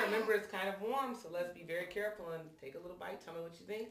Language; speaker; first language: English; native; English